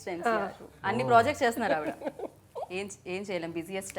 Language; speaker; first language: Telugu; native; Telugu